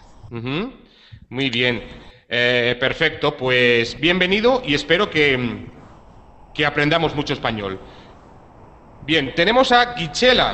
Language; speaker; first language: Spanish; native; Spanish